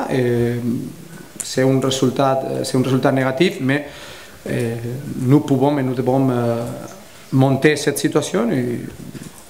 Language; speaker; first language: French; non-native, learner; Spanish